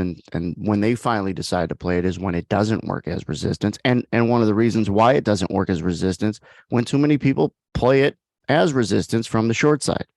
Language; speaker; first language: English; native; English